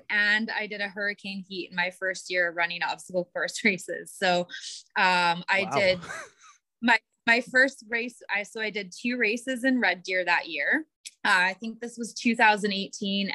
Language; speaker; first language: English; native; English